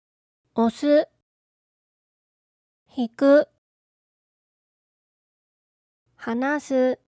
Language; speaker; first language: Japanese; native; Japanese